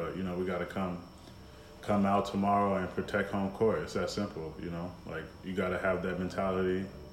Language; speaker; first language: English; native; English